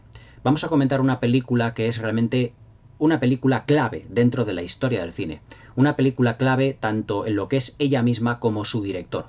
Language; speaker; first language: Spanish; native; Spanish